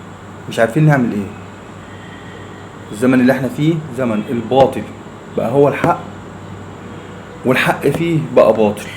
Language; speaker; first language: Arabic; native; Arabic